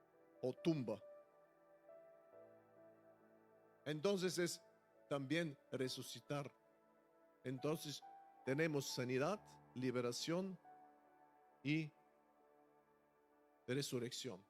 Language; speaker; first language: Spanish; non-native, fluent; Bulgarian